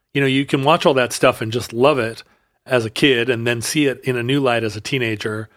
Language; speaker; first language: English; native; English